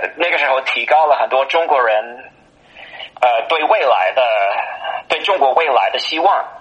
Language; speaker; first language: Chinese; non-native, fluent; English